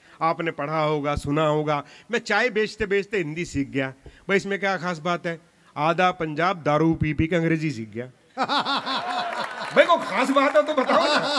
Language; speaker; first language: Hindi; non-native, local second language; Punjabi